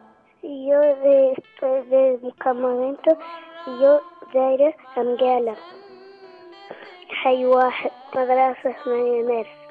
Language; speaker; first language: Spanish; non-native, learner; Arabic